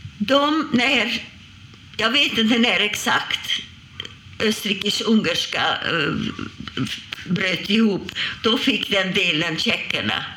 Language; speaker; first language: Swedish; non-native, fluent; Hungarian